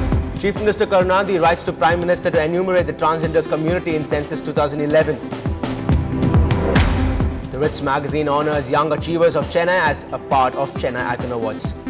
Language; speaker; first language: English; non-native, local second language; Tamil